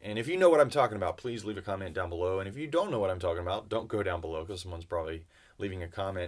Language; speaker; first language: English; native; English